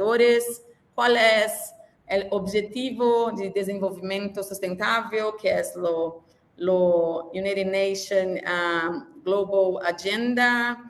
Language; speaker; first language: Spanish; non-native, learner; Portuguese